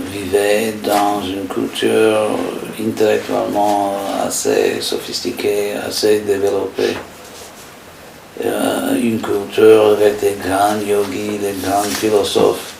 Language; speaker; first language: French; non-native, fluent; English